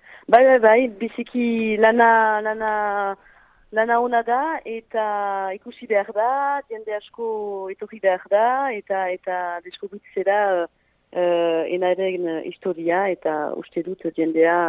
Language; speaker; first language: Basque; non-native, local second language; French